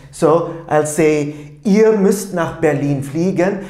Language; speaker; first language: German; non-native, fluent; Turkish